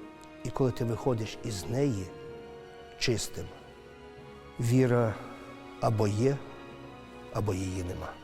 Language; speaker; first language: Ukrainian; native; Ukrainian